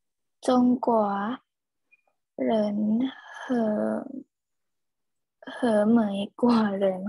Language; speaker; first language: Chinese; non-native, learner; Thai